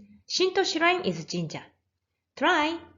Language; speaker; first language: English; non-native, fluent; Japanese